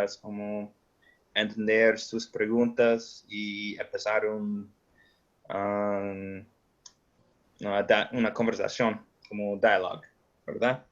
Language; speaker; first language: Spanish; non-native, fluent; English